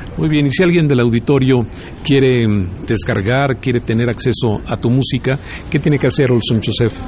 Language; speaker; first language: Spanish; native; Spanish